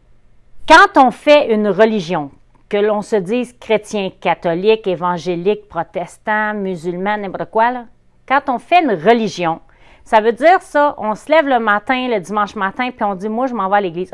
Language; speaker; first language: French; native; French